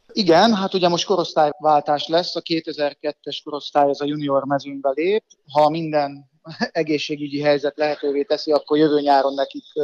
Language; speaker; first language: Hungarian; native; Hungarian